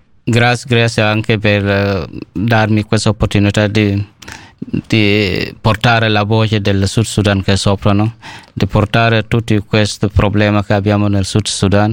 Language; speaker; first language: Italian; non-native, learner; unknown